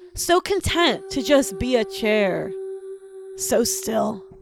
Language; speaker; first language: English; native; English